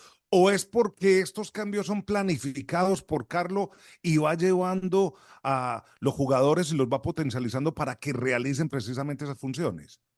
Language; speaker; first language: Spanish; native; Spanish